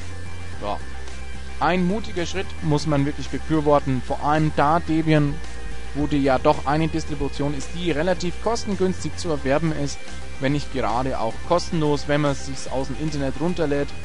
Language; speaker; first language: German; native; German